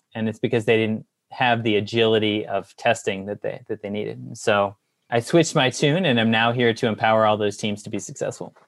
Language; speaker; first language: English; native; English